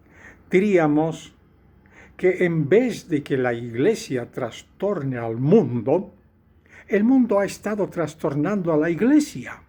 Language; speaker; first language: Spanish; native; Spanish